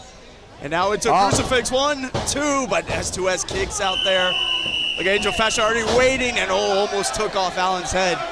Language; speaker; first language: English; native; English